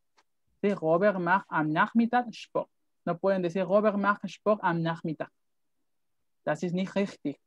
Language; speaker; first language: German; non-native, fluent; Spanish